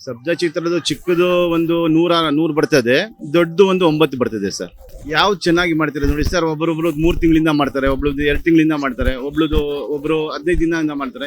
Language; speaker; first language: Kannada; non-native, local second language; Urdu